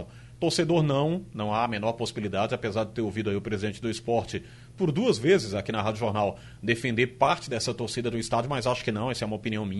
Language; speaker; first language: Portuguese; native; Portuguese